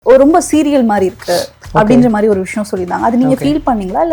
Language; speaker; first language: Tamil; native; Tamil